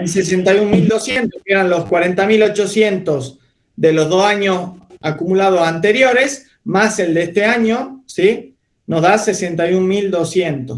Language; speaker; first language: Spanish; native; Spanish